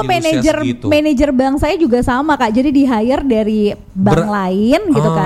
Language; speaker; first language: Indonesian; native; Indonesian